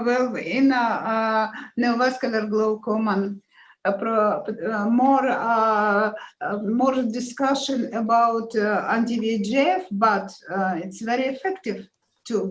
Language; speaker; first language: English; non-native, learner; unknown